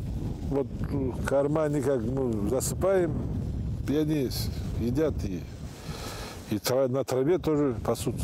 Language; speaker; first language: Russian; non-native, local second language; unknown